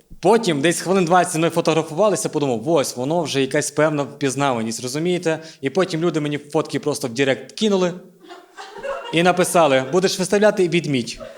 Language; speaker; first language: Ukrainian; native; Ukrainian